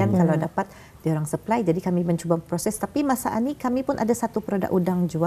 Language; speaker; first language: Malay; native; Malay